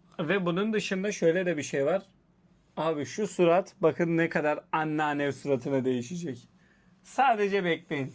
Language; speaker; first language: Turkish; native; Turkish